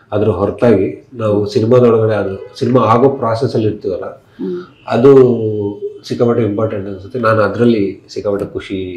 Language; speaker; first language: Kannada; native; Kannada